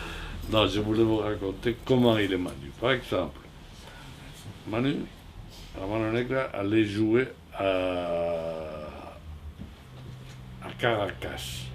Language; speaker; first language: French; non-native, fluent; Spanish